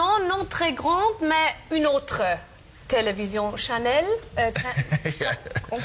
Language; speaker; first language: French; non-native, learner; German